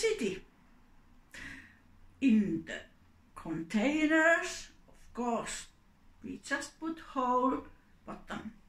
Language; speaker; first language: English; non-native, learner; Finnish